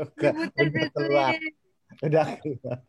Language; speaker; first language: Indonesian; native; Indonesian